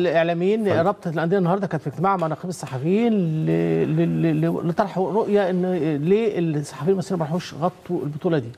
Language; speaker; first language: Arabic; native; Arabic